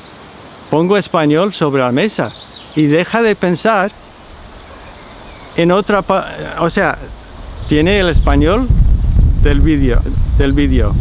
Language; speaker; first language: Spanish; non-native, fluent; English